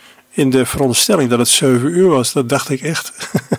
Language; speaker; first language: Dutch; native; Dutch